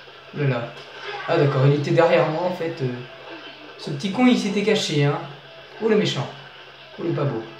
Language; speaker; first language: French; native; French